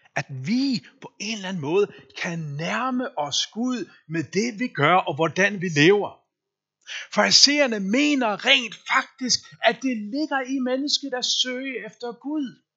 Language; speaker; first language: Danish; non-native, local second language; Faroese